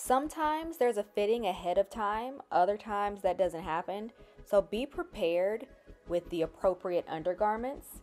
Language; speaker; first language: English; native; English